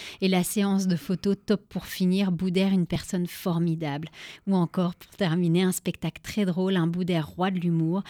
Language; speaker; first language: French; native; French